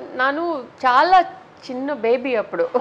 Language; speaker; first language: Telugu; non-native, local second language; Tamil